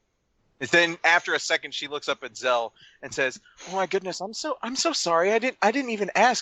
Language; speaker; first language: English; native; English